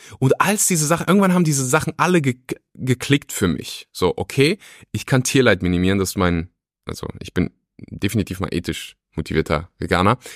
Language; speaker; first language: German; early bilingual, other home language; Russian